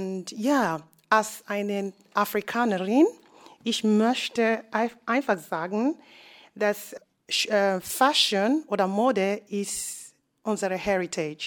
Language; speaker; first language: German; non-native, learner; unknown